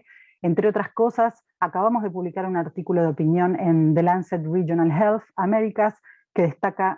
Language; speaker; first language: Spanish; native; Spanish